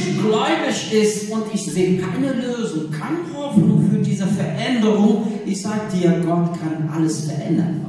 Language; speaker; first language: German; non-native, learner; Portuguese